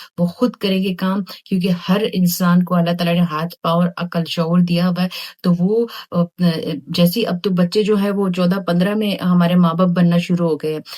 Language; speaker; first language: Urdu; native; Urdu